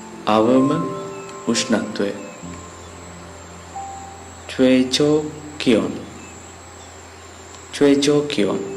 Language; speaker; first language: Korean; non-native, fluent; Sinhala